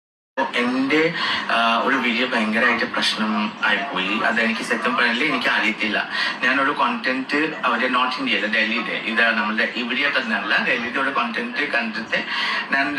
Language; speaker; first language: Malayalam; non-native, fluent; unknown